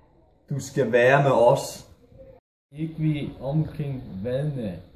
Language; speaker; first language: Danish; non-native, learner; Icelandic